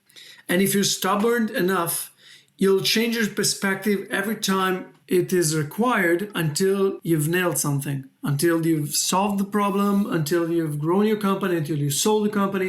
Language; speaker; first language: English; non-native, fluent; Hebrew